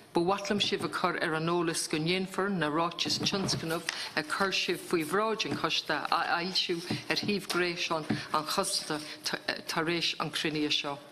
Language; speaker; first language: Irish; native; Irish